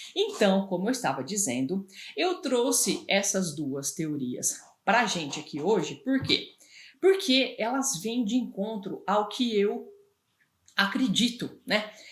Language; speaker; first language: Portuguese; native; Portuguese